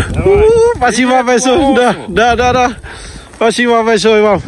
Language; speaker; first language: Russian; non-native, learner; Lao